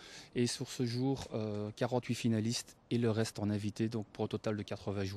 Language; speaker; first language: French; native; French